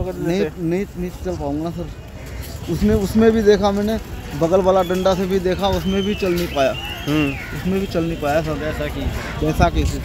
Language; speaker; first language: Hindi; native; Hindi